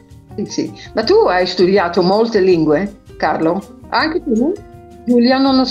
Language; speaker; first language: Italian; non-native, fluent; Dutch